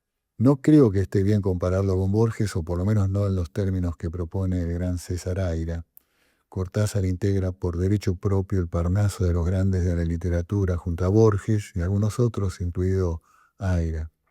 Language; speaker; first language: Spanish; native; Spanish